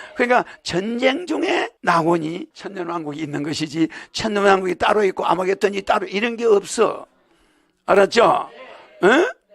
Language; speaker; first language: Korean; native; Korean